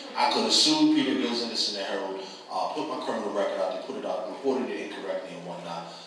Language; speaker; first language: English; native; English